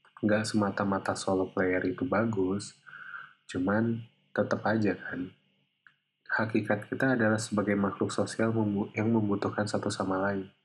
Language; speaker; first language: Indonesian; native; Indonesian